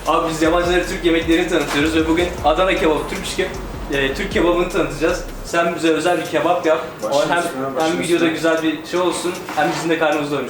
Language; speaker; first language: Turkish; native; Turkish